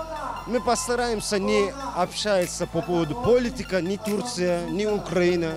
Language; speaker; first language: Russian; non-native, learner; Turkish